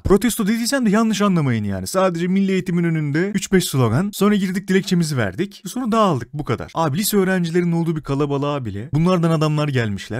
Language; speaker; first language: Turkish; native; Turkish